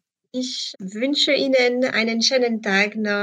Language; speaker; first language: German; non-native, learner; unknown